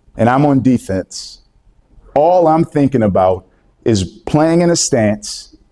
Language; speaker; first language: English; native; English